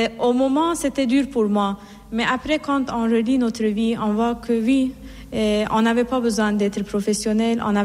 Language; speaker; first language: French; non-native, fluent; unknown